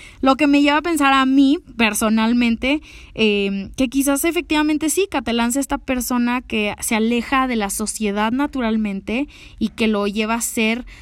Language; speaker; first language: Spanish; native; Spanish